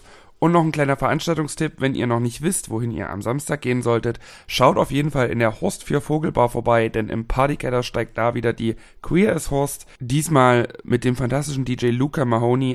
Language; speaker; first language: German; native; German